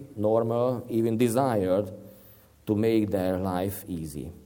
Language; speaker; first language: English; non-native, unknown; Hungarian